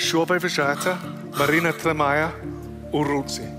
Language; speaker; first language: Ukrainian; non-native, learner; English